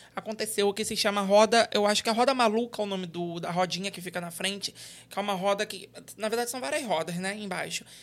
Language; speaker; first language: Portuguese; native; Portuguese